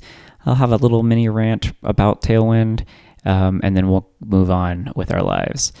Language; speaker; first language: English; native; English